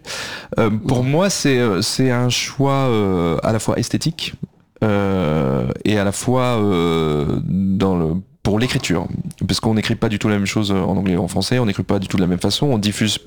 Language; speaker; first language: French; native; French